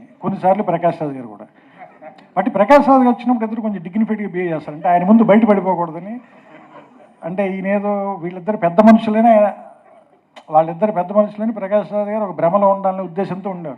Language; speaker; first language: Telugu; native; Telugu